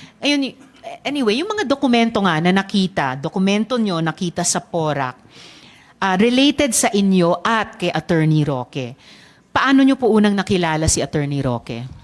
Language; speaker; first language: Filipino; native; Filipino